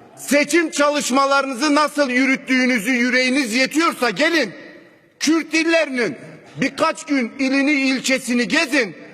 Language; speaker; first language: Turkish; non-native, local second language; Kurdish